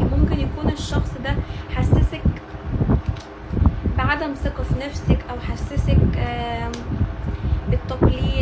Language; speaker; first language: Arabic; native; Arabic